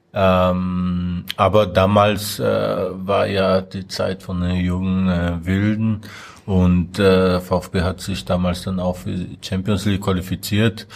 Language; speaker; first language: German; non-native, fluent; Portuguese